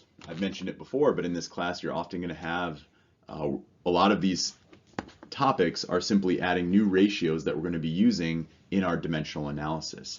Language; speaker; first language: English; native; English